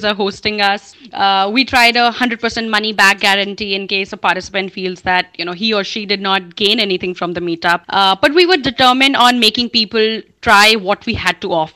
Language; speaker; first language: English; non-native, local second language; Hindi